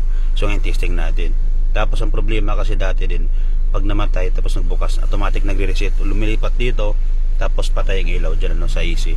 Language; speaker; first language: Filipino; native; Filipino